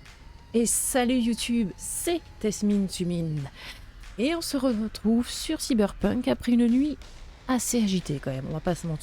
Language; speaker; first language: French; native; French